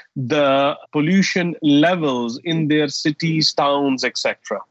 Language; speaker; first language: English; non-native, fluent; Arabic